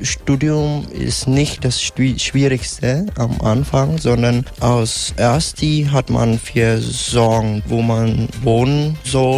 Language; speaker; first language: German; non-native, fluent; Vietnamese